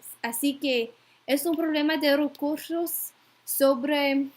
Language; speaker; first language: Spanish; non-native, learner; English